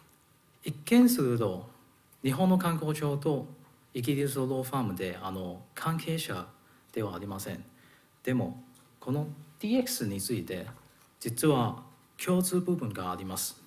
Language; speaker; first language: Japanese; non-native, learner; Cantonese